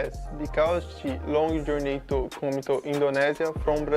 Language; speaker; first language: English; non-native, learner; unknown